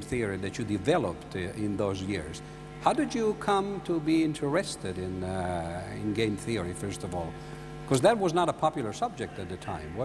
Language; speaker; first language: English; non-native, fluent; Italian